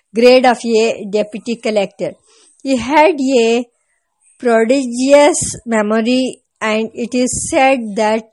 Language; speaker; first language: English; non-native, local second language; Kannada